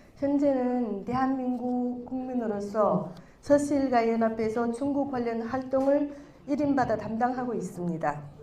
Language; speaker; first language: Korean; non-native, fluent; Chinese